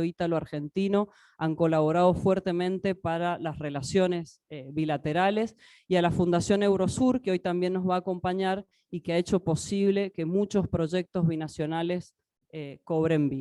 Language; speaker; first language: Spanish; native; Spanish